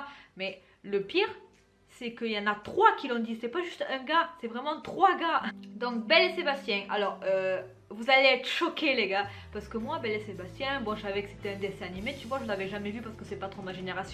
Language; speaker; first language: French; native; French